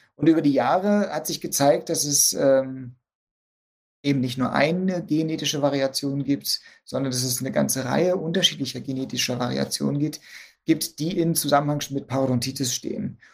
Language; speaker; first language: German; native; German